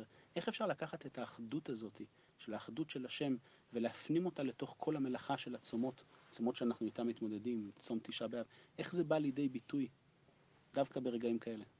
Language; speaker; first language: Hebrew; non-native, fluent; English